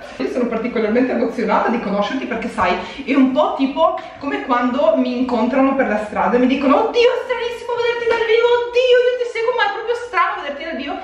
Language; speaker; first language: Italian; native; Italian